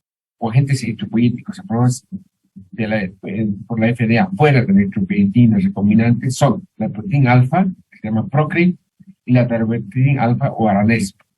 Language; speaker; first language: Spanish; native; Spanish